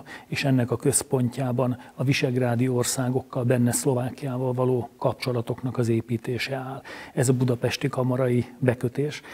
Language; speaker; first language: Hungarian; native; Hungarian